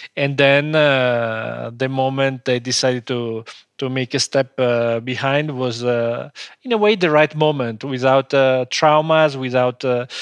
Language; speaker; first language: English; non-native, fluent; Italian